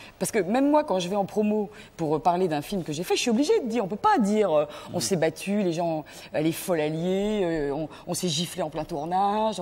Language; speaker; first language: French; native; French